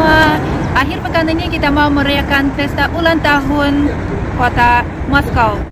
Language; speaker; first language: Indonesian; non-native, learner; Russian